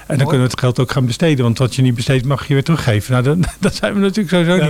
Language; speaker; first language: Dutch; native; Dutch